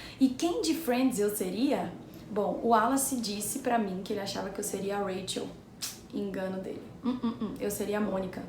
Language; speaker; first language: Portuguese; native; Portuguese